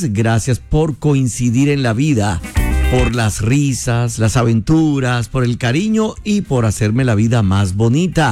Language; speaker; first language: Spanish; native; Spanish